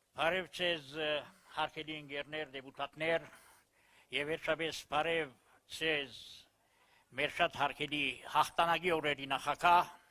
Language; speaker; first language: Armenian; early bilingual, heritage; Armenian